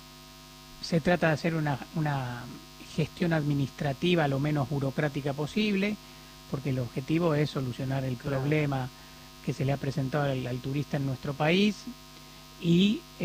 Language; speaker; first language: Spanish; native; Spanish